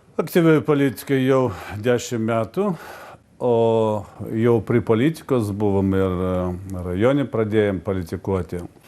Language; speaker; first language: Lithuanian; non-native, local second language; Russian